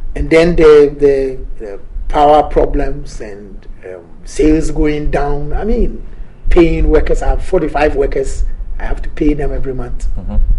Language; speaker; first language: English; non-native, local second language; Akan